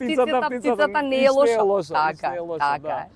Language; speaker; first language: Macedonian; native; Macedonian